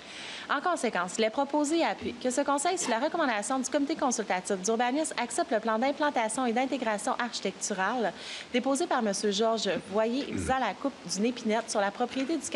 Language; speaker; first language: French; native; French